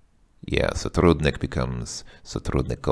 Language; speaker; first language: Russian; non-native, learner; English